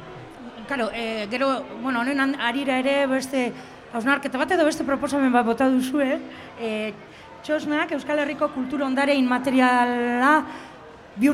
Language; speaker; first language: Basque; native; Basque